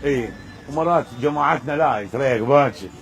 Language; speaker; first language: Arabic; native; Arabic